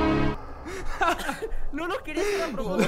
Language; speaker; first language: Spanish; native; Spanish